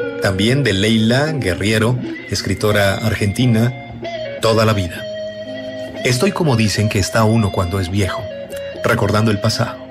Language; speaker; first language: Spanish; native; Spanish